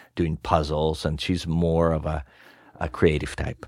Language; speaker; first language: English; non-native, fluent; Russian